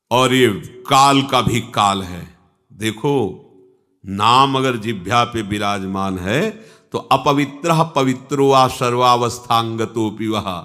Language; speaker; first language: Hindi; native; Hindi